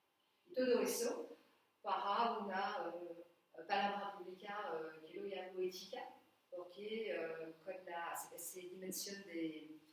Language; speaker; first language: Spanish; non-native, learner; French